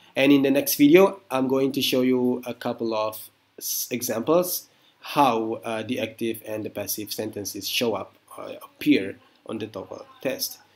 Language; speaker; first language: English; non-native, fluent; Indonesian